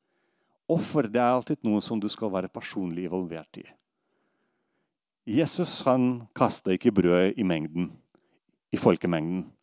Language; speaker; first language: Norwegian; non-native, fluent; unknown